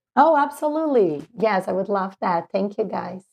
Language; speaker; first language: English; non-native, fluent; Portuguese